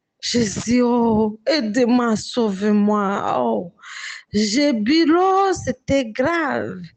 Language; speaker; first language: French; non-native, local second language; Swahili